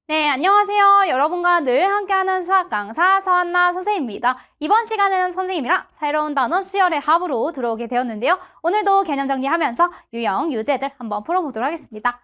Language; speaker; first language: Korean; native; Korean